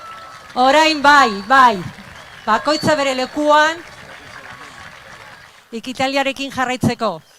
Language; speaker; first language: Basque; native; Basque